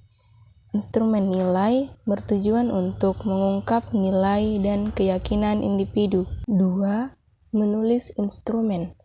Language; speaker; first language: Indonesian; native; Indonesian